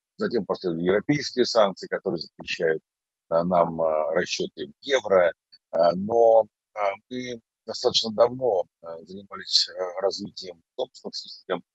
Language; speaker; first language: Russian; native; Russian